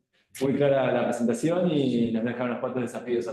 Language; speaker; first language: Spanish; native; Spanish